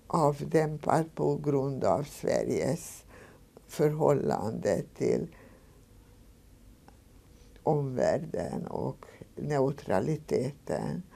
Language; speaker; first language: Swedish; non-native, fluent; Hungarian